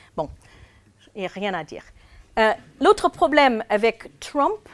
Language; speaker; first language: French; non-native, fluent; English